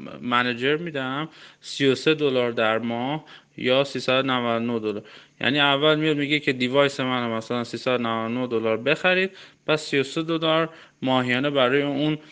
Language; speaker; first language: Persian; non-native, local second language; Armenian